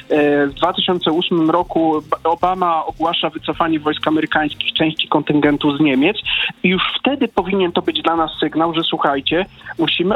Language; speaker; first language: Polish; native; Polish